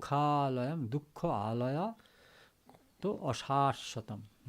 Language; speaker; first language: Japanese; non-native, learner; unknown